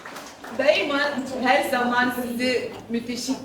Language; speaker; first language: Turkish; non-native, fluent; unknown